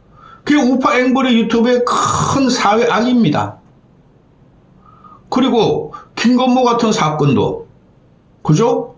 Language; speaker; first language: Korean; native; Korean